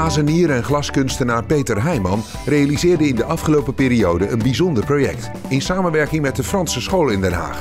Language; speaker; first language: Dutch; native; Dutch